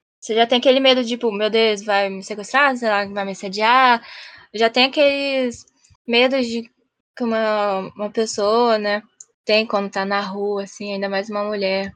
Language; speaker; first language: Portuguese; early bilingual, heritage; Japanese